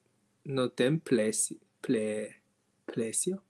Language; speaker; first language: Portuguese; non-native, learner; Japanese